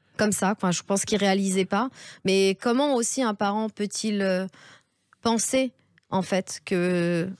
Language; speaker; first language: French; native; French